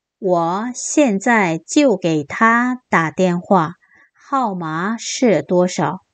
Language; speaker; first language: Chinese; non-native, fluent; Korean